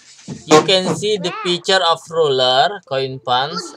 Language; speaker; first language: English; non-native, learner; Indonesian